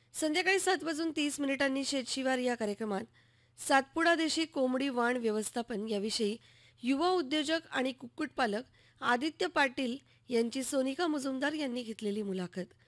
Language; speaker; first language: Marathi; native; Marathi